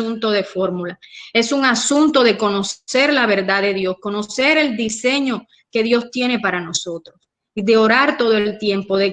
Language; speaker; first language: Spanish; native; Spanish